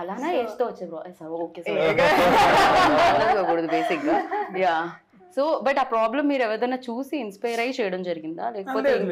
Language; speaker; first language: Telugu; native; Telugu